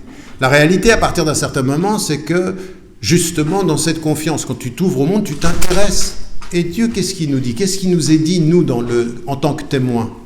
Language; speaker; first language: French; native; French